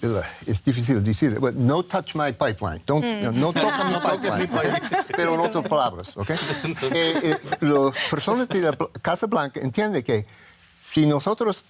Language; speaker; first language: Spanish; non-native, learner; English